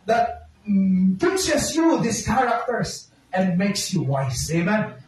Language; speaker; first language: English; non-native, local second language; Filipino